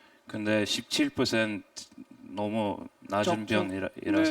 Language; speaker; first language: Korean; non-native, fluent; Swedish